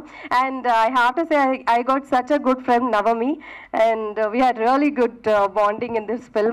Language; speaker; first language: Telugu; non-native, fluent; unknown